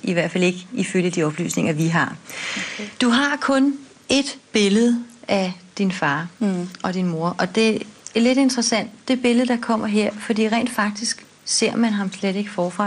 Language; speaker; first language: Danish; native; Danish